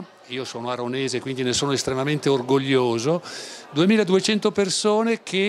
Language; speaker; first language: Italian; native; Italian